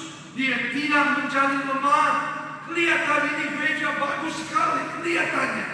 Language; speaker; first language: Indonesian; non-native, fluent; English